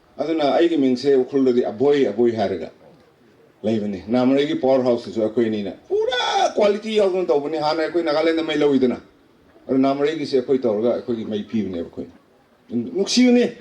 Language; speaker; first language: Manipuri; non-native, local second language; Tangkhul Naga (India)